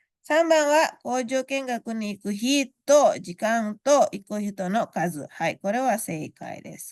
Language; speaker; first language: Japanese; non-native, fluent; Indonesian